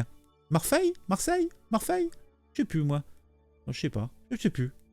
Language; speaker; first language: French; native; French